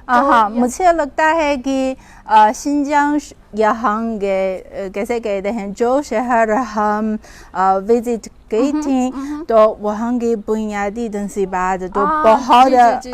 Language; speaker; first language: Urdu; non-native, fluent; Chinese